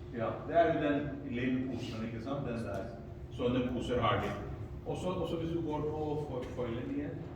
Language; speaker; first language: Norwegian; non-native, fluent; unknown